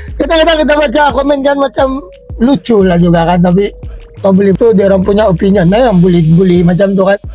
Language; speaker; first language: Malay; non-native, fluent; Filipino